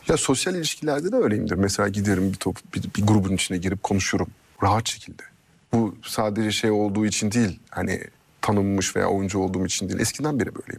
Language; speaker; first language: Turkish; early bilingual, heritage; French